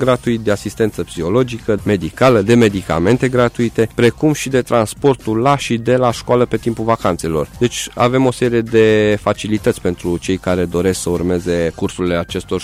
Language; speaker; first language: Romanian; native; Romanian